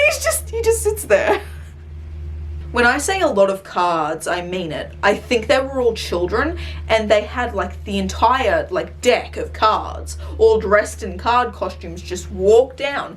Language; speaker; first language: English; native; English